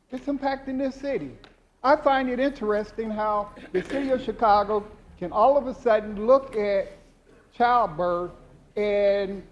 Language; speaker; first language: English; native; English